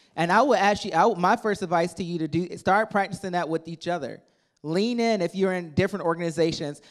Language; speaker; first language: English; native; English